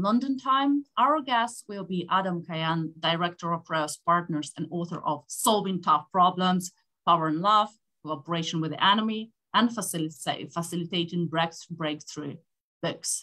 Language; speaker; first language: English; non-native, fluent; Ukrainian